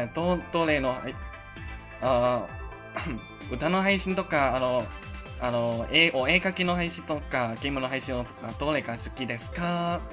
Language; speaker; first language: Japanese; non-native, learner; Cantonese